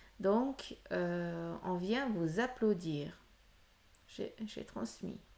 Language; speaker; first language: French; early bilingual, other home language; Portuguese